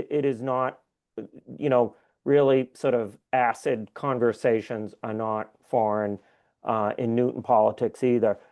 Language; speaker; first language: English; native; English